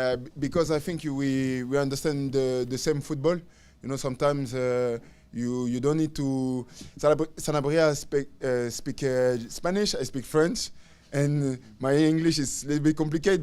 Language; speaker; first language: English; non-native, learner; French